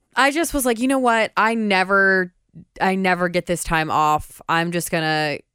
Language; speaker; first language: English; native; English